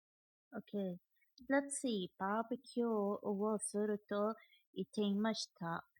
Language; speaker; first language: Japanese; non-native, learner; English